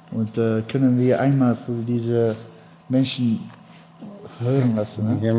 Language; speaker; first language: German; non-native, learner; Bosnian